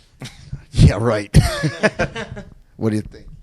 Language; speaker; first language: English; native; English